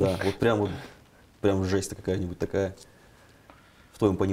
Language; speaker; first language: Russian; native; Russian